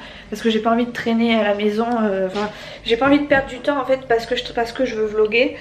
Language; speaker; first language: French; native; French